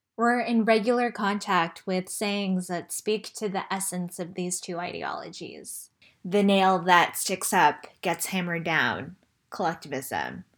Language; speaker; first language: English; early bilingual, other home language; Chinese